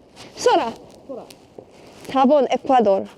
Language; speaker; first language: Korean; non-native, learner; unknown